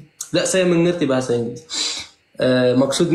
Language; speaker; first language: Indonesian; non-native, fluent; Arabic